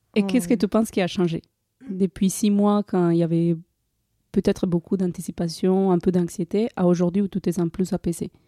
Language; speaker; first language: French; non-native, fluent; Spanish